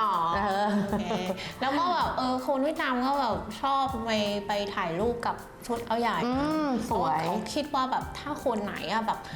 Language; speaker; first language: Thai; non-native, fluent; Vietnamese